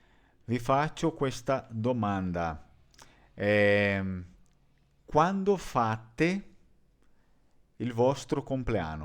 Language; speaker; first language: Italian; non-native, fluent; Portuguese